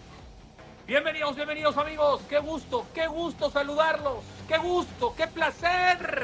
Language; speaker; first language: Spanish; native; Spanish